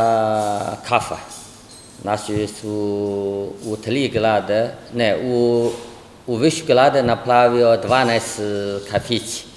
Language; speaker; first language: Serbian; non-native, learner; Chinese